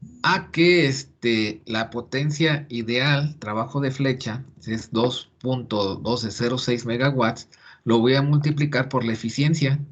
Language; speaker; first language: Spanish; native; Spanish